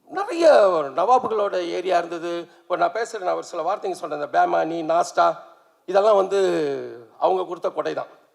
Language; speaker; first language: Tamil; native; Tamil